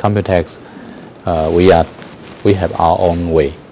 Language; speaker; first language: English; non-native, fluent; Chinese